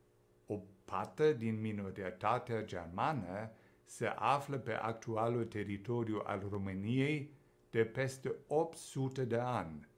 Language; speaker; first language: Romanian; non-native, fluent; German